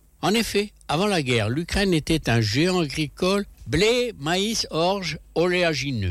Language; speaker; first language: French; native; French